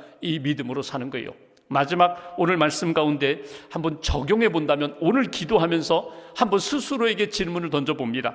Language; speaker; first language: Korean; native; Korean